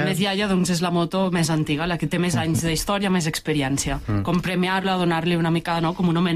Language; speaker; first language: Catalan; native; Catalan